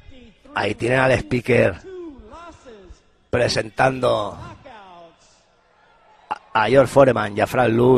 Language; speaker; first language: Spanish; native; Spanish